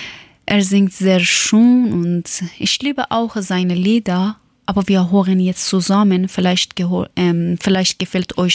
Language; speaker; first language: German; non-native, learner; Persian